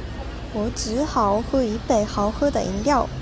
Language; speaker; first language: Chinese; non-native, learner; Japanese